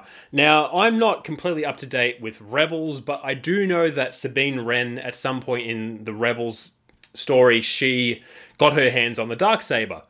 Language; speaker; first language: English; native; English